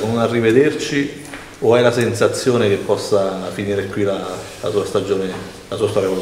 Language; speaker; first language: Italian; native; Italian